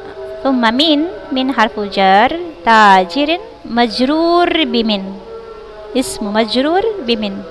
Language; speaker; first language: Arabic; non-native, fluent; Indonesian